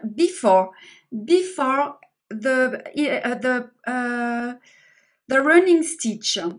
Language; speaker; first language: English; non-native, learner; French